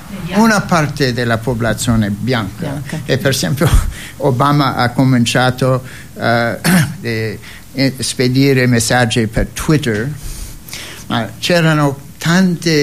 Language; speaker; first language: Italian; non-native, fluent; English